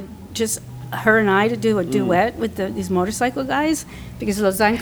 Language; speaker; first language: English; early bilingual, other home language; French